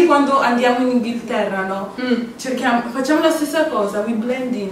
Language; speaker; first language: Italian; early bilingual, other home language; English